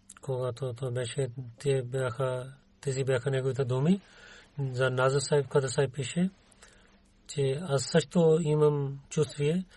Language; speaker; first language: Bulgarian; non-native, learner; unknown